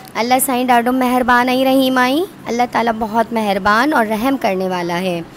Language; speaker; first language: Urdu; non-native, local second language; Sindhi